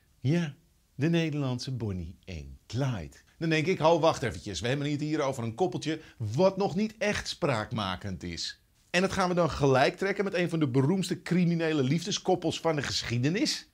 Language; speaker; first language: Dutch; native; Dutch